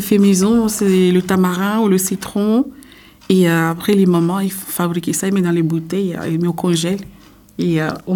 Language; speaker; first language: French; non-native, local second language; Comorian